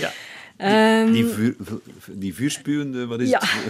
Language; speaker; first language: Dutch; native; Dutch